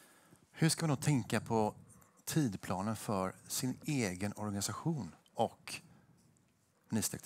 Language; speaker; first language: Swedish; native; Swedish